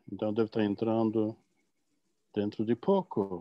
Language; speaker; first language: Portuguese; non-native, fluent; English